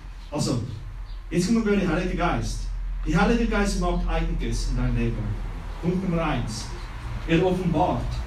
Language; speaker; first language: German; non-native, learner; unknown